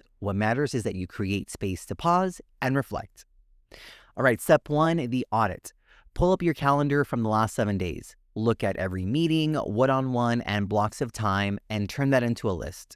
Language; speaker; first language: English; native; English